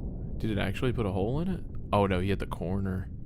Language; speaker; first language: English; native; English